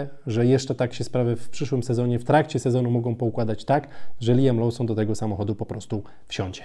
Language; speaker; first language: Polish; native; Polish